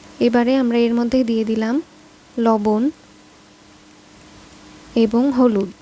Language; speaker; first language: Bangla; native; Bangla